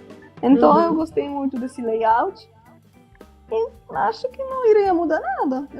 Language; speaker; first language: Portuguese; non-native, fluent; Polish